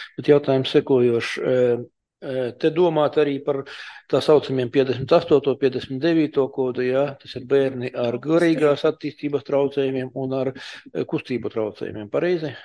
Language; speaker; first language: Latvian; non-native, local second language; Russian